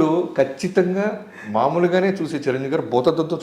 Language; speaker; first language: Telugu; native; Telugu